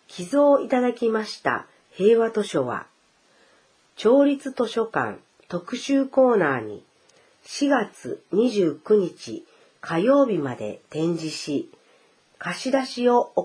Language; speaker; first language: Japanese; native; Japanese